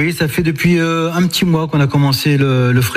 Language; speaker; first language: French; native; French